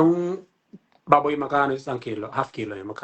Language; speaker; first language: Filipino; non-native, learner; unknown